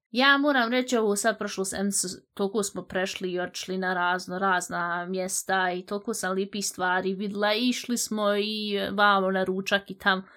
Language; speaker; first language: Bosnian; native; Bosnian